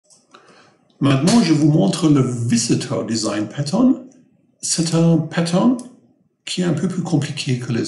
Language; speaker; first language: French; non-native, fluent; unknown